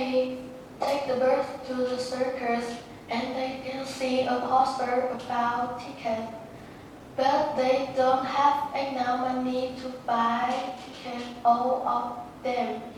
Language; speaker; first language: English; non-native, learner; Vietnamese